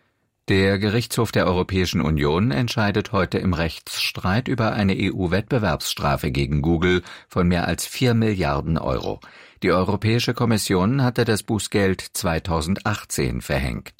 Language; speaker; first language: German; native; German